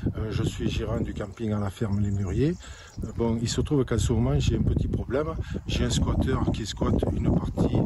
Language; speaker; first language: French; native; French